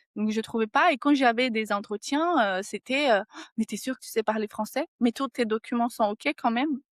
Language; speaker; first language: French; non-native, fluent; Portuguese